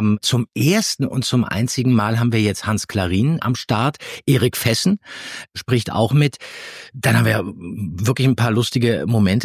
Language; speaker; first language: German; native; German